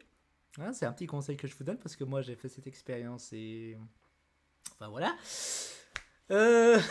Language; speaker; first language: French; native; French